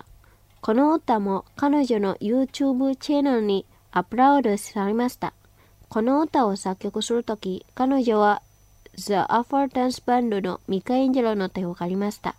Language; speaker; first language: Japanese; non-native, fluent; Indonesian